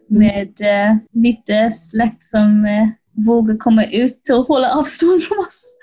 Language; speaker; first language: Swedish; non-native, fluent; English